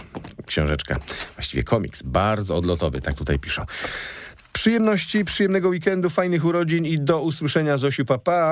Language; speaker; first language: Polish; native; Polish